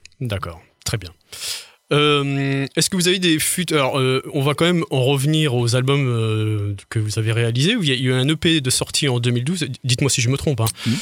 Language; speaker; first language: French; native; French